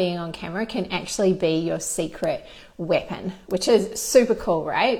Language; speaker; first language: English; native; English